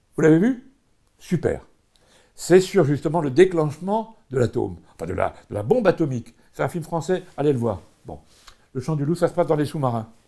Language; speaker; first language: French; native; French